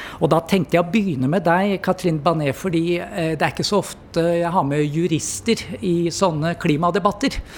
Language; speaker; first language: Norwegian; native; Norwegian